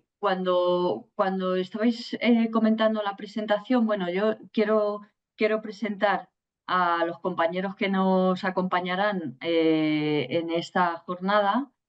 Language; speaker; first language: Spanish; native; Spanish